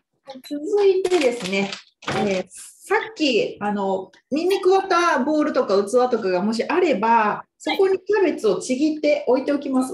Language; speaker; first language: Japanese; native; Japanese